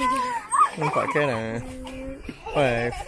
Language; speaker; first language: Malay; native; Malay